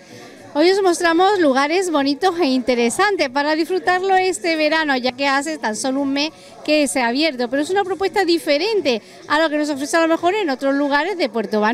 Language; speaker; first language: Spanish; native; Spanish